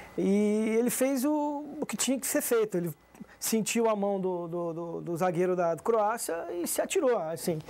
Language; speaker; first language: Portuguese; native; Portuguese